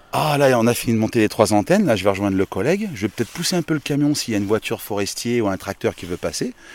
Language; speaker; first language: French; native; French